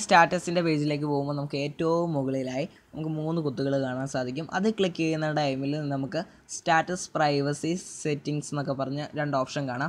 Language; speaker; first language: Malayalam; native; Malayalam